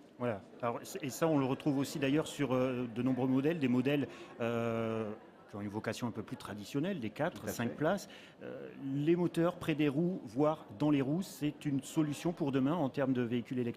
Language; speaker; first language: French; native; French